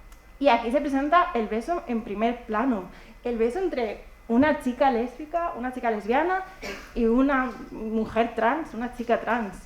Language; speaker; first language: Spanish; native; Spanish